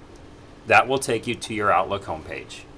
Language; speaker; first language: English; native; English